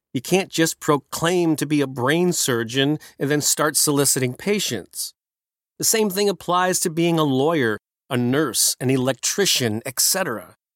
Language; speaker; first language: English; native; English